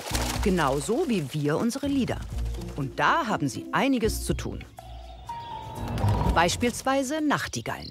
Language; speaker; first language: German; native; German